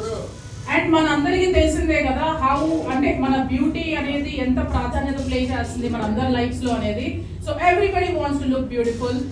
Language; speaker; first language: Telugu; native; Telugu